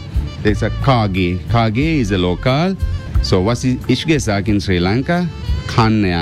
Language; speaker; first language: German; non-native, learner; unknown